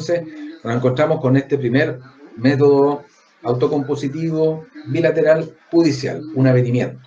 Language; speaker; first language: Spanish; native; Spanish